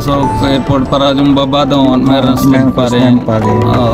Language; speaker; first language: Filipino; non-native, learner; Punjabi